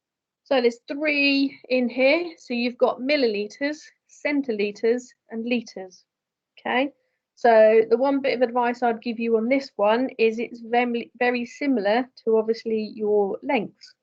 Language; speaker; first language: English; native; English